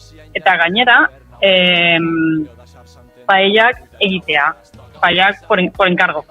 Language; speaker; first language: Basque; non-native, local second language; Spanish